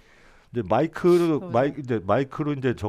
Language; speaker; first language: Korean; native; Korean